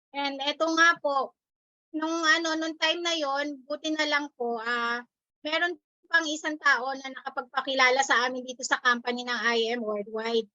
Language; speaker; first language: Filipino; native; Filipino